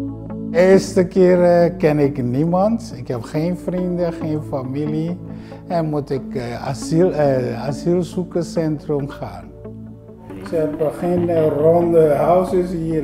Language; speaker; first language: Dutch; non-native, learner; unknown